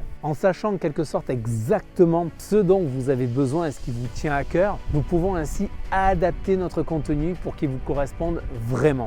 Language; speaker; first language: French; native; French